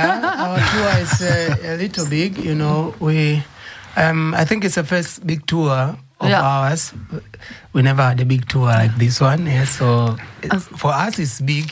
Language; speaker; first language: English; non-native, fluent; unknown